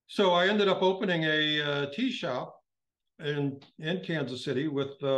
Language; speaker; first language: English; native; English